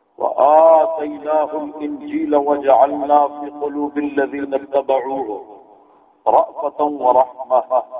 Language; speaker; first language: Urdu; non-native, local second language; Punjabi